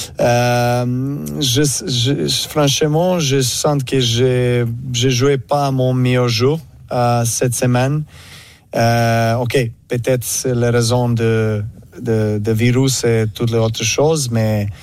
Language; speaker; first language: French; non-native, learner; Serbian